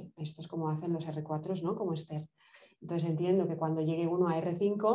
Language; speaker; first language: Spanish; native; Spanish